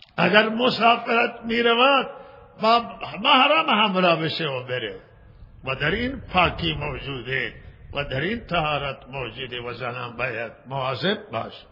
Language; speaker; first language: Persian; non-native, local second language; Baluchi